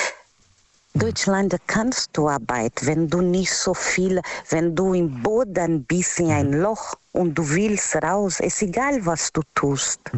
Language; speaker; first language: German; non-native, fluent; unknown